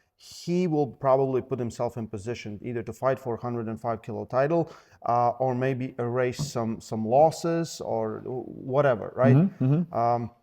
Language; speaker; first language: English; non-native, fluent; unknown